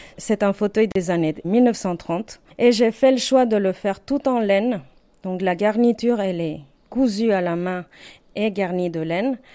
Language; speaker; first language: French; non-native, fluent; Spanish